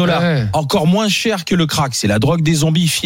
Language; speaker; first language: French; native; French